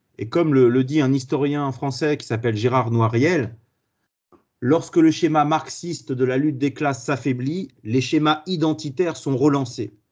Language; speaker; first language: French; native; French